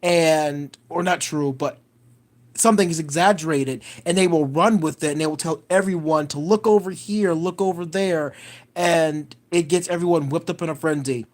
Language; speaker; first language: English; native; English